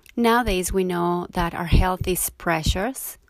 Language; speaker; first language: English; non-native, fluent; Spanish